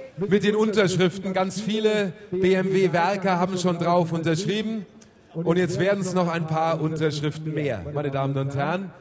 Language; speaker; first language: German; native; German